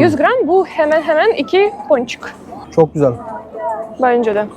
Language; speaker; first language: Turkish; non-native, fluent; Russian